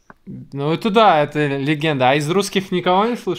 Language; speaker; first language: Russian; native; Russian